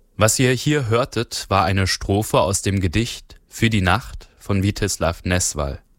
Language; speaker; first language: German; native; German